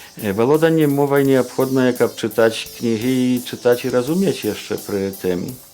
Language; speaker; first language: Belarusian; native; Belarusian